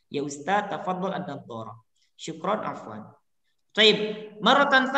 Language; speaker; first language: Arabic; non-native, fluent; Indonesian